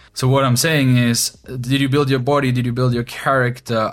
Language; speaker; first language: English; non-native, fluent; German